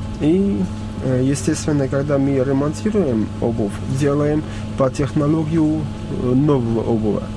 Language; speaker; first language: Russian; non-native, fluent; Armenian